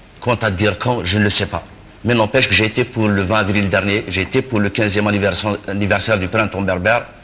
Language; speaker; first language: French; non-native, local second language; Kabyle